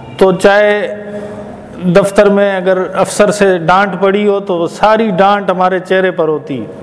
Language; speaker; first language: Urdu; native; Urdu